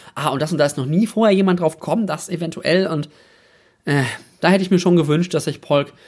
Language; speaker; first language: German; native; German